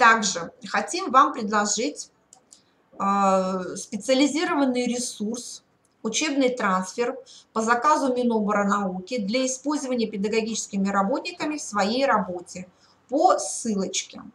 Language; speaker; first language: Russian; native; Russian